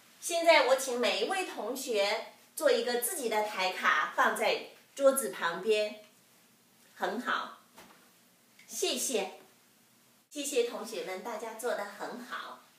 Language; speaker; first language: Chinese; native; Chinese